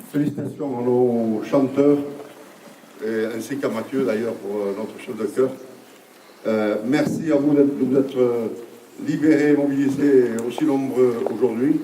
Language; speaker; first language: French; native; French